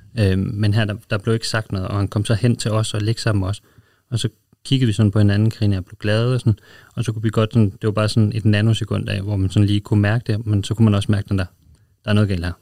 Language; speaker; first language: Danish; native; Danish